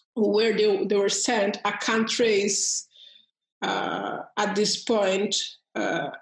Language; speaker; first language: English; early bilingual, heritage; Portuguese